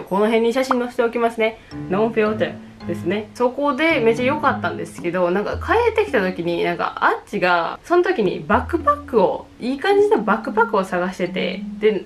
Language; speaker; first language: Japanese; native; Japanese